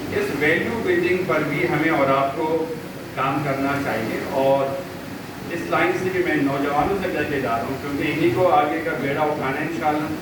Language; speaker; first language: Urdu; native; Urdu